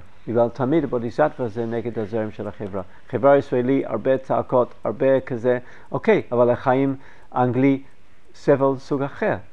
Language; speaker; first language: Hebrew; non-native, fluent; English